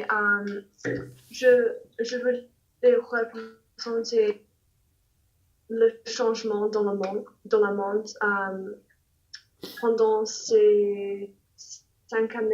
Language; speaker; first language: French; non-native, learner; English